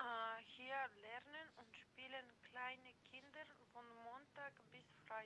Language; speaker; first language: German; non-native, learner; Macedonian